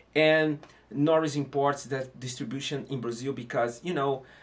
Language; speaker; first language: English; non-native, fluent; Portuguese